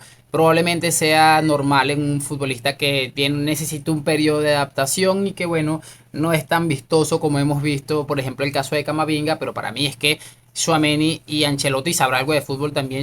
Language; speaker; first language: Spanish; native; Spanish